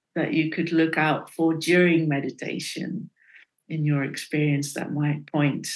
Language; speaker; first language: English; non-native, fluent; Dutch